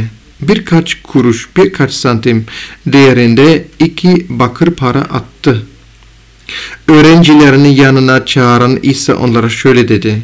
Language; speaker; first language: Turkish; non-native, fluent; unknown